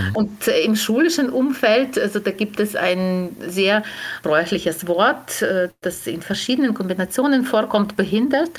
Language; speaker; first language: German; non-native, fluent; Ukrainian